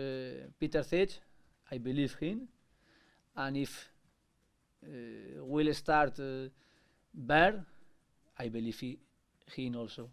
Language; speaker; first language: English; non-native, learner; Spanish